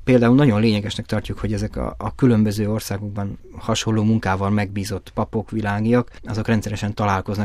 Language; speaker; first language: Hungarian; native; Hungarian